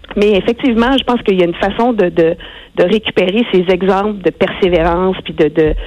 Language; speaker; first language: French; native; French